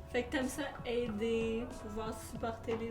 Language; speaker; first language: French; native; French